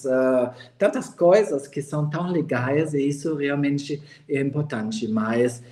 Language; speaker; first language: Portuguese; non-native, fluent; German